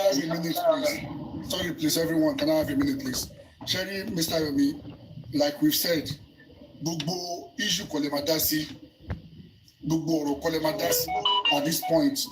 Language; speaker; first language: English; non-native, local second language; Yoruba